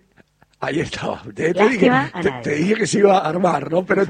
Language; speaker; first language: Spanish; native; Spanish